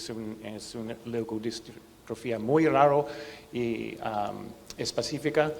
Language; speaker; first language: Spanish; non-native, learner; English